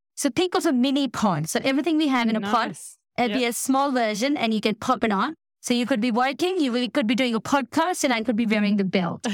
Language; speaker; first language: English; non-native, local second language; Gujarati